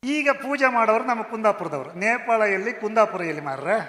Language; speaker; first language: Kannada; non-native, local second language; Konkani